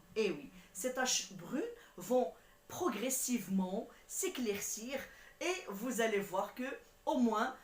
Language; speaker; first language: French; non-native, local second language; Arabic